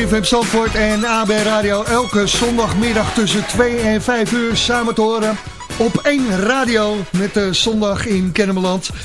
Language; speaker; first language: Dutch; native; Dutch